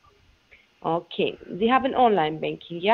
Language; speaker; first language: German; non-native, learner; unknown